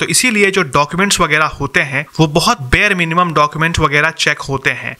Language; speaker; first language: Hindi; native; Hindi